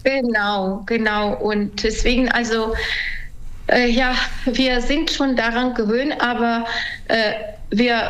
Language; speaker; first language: German; non-native, fluent; Ukrainian